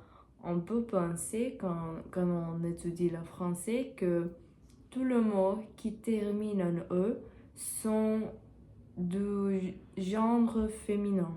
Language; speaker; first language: French; non-native, learner; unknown